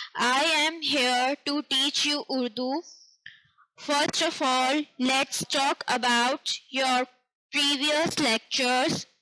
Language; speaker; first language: English; non-native, local second language; Urdu